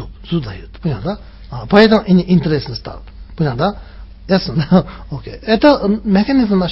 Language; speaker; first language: Russian; non-native, learner; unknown